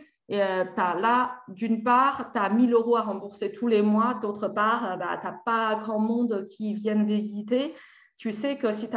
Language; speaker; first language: French; native; French